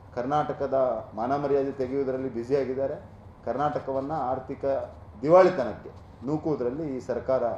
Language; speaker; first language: Kannada; non-native, local second language; Tulu